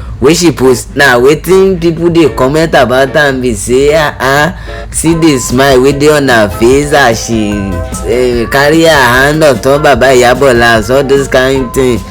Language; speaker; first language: Nigerian Pidgin; non-native, local second language; Yoruba